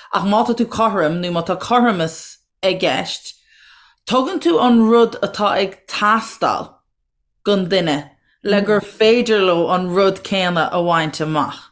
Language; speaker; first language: Irish; native; Irish